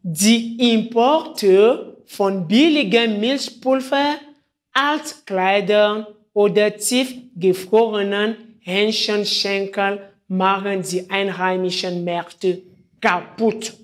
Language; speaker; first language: German; non-native, fluent; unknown